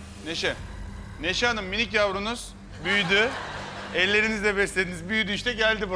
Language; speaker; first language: Turkish; native; Turkish